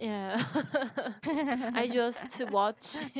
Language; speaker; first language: English; non-native, learner; Korean